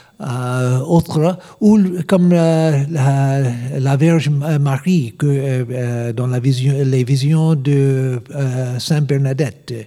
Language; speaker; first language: French; non-native, learner; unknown